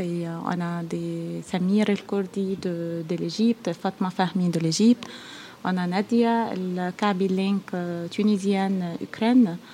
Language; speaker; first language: French; non-native, fluent; Arabic